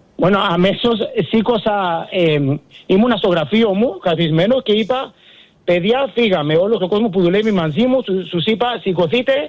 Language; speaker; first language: Greek; early bilingual, heritage; Greek